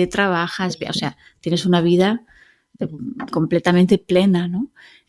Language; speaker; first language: Spanish; native; Spanish